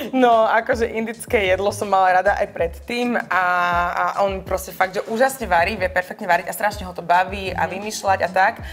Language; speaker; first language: Slovak; native; Slovak